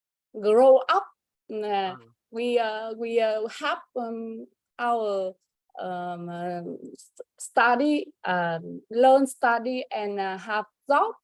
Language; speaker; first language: English; non-native, learner; Vietnamese